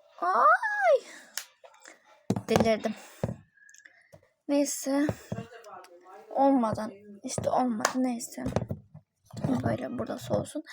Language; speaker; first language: Turkish; native; Turkish